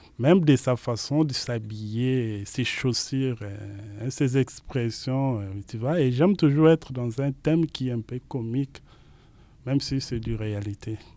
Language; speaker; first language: French; non-native, local second language; Lingala